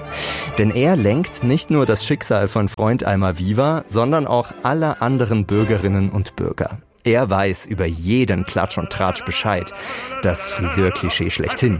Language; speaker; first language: German; native; German